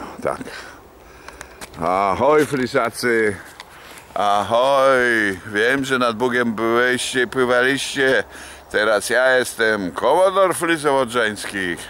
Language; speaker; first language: Polish; native; Polish